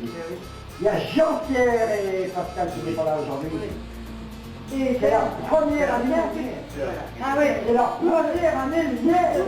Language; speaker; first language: French; native; French